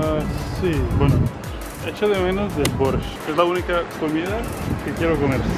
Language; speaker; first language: Spanish; non-native, fluent; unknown